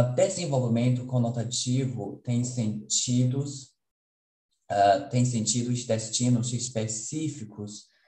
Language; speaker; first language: Portuguese; non-native, fluent; Chinese